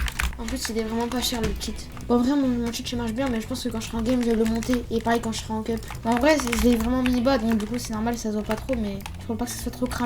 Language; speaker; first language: French; native; French